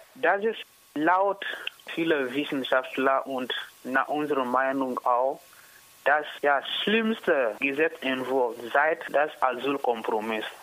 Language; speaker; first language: German; non-native, fluent; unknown